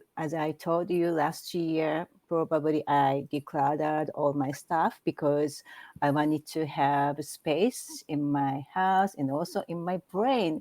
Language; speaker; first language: English; non-native, learner; Japanese